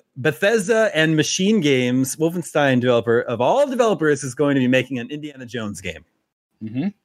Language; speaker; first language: English; native; English